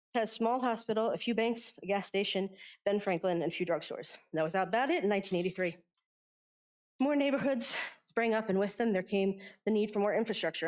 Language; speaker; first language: English; native; English